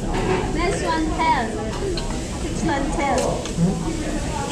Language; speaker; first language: English; non-native, learner; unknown